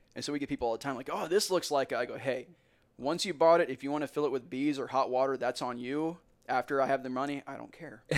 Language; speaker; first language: English; native; English